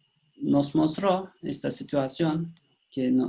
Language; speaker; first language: Spanish; non-native, fluent; Turkish